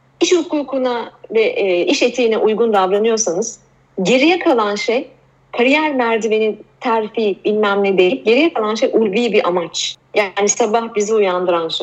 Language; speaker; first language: Turkish; native; Turkish